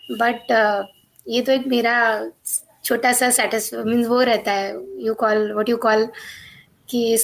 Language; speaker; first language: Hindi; non-native, local second language; Marathi